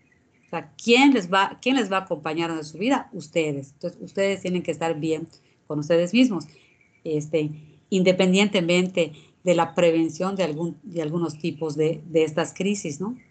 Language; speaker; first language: Spanish; native; Spanish